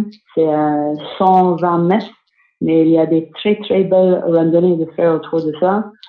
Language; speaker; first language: French; non-native, fluent; English